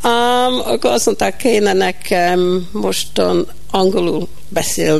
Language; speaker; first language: Hungarian; early bilingual, heritage; Hungarian